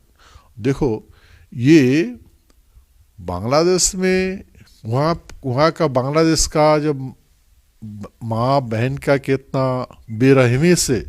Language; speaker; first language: Hindi; non-native, local second language; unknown